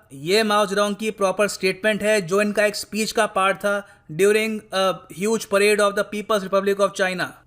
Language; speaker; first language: Hindi; native; Hindi